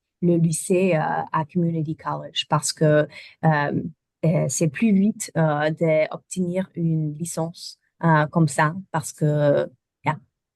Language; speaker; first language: French; non-native, learner; German